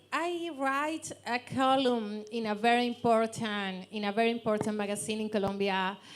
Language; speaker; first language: English; non-native, learner; Spanish